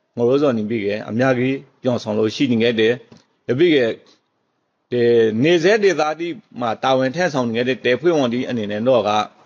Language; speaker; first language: Burmese; native; Burmese